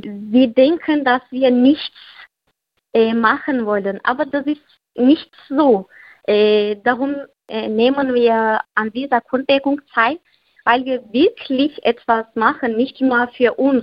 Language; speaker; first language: German; non-native, learner; Turkish